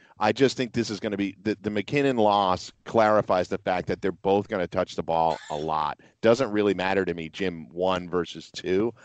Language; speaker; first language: English; native; English